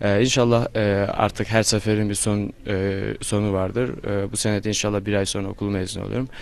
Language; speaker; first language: Turkish; non-native, fluent; Kyrgyz